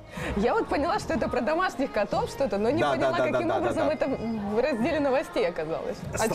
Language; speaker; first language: Russian; native; Russian